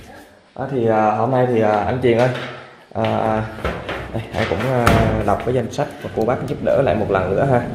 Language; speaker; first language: Vietnamese; native; Vietnamese